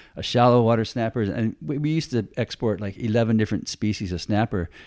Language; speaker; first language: English; native; English